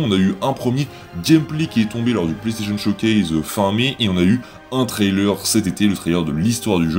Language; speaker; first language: French; native; French